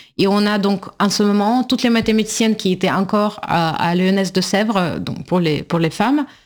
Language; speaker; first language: French; non-native, fluent; Russian